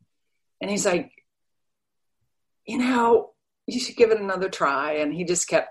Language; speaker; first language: English; non-native, fluent; Danish